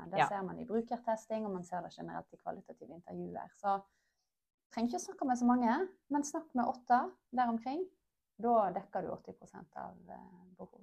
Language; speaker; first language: Norwegian; native; Norwegian